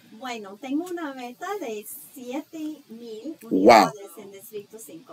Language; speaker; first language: Spanish; non-native, fluent; English